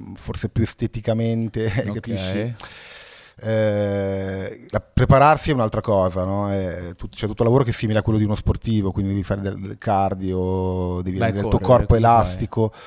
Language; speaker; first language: Italian; native; Italian